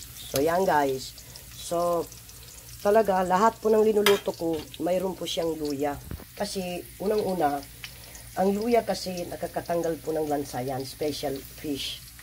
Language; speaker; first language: Filipino; non-native, local second language; Maguindanaon